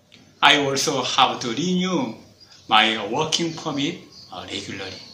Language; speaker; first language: English; non-native, fluent; Korean